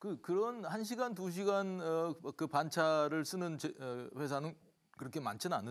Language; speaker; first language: Korean; native; Korean